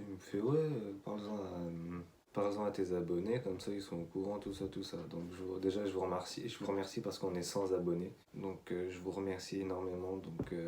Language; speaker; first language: French; native; French